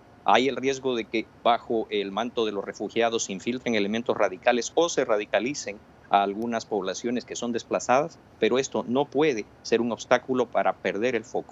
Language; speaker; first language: Spanish; native; Spanish